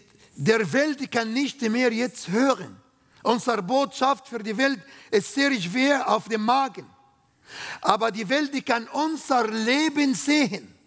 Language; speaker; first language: German; non-native, learner; Arabic